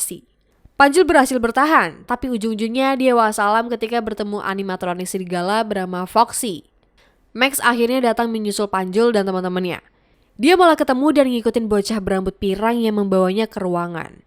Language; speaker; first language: Indonesian; native; Indonesian